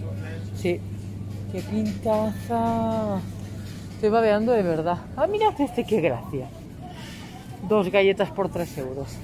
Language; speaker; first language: Spanish; native; Spanish